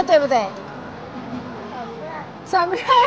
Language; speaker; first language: Chinese; native; Chinese